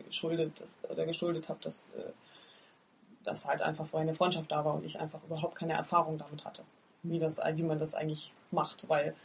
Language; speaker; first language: German; native; German